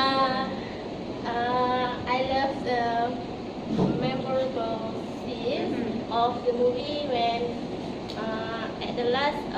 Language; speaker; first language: English; non-native, local second language; Malay